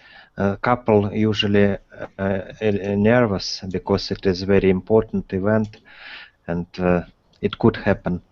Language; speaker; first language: English; non-native, learner; Russian